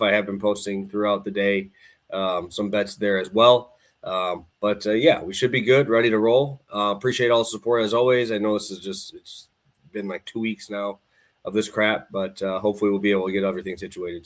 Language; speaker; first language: English; native; English